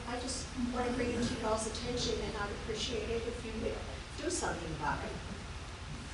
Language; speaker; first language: English; native; English